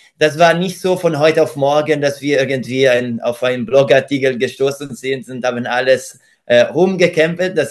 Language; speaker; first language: German; non-native, fluent; Italian